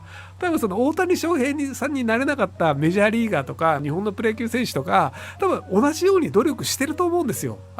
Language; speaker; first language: Japanese; native; Japanese